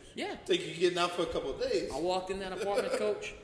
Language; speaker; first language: English; native; English